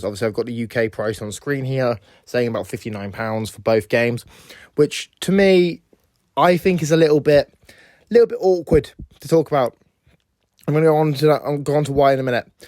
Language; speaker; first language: English; native; English